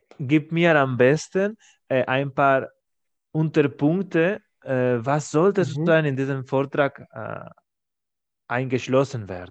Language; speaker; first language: German; non-native, fluent; Spanish